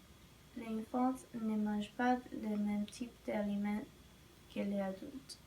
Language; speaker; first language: French; non-native, learner; English